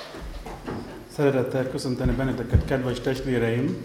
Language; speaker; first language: Hungarian; non-native, fluent; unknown